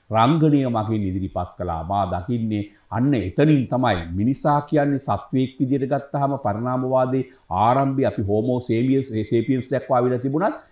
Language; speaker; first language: Sinhala; native; Sinhala